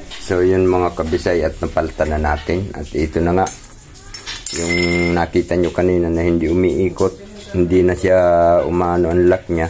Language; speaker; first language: Filipino; non-native, local second language; Cebuano